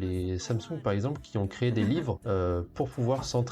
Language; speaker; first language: French; native; French